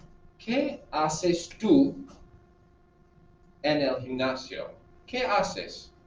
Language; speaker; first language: Spanish; non-native, fluent; English